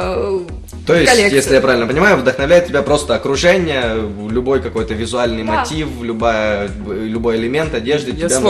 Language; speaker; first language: Russian; native; Russian